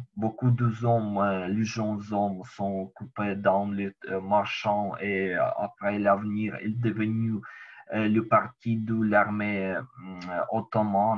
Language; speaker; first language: French; non-native, learner; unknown